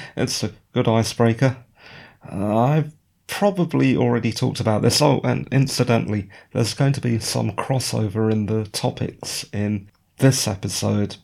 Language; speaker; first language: English; native; English